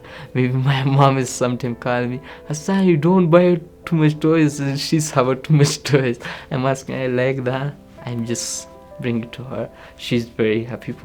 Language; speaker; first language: English; non-native, learner; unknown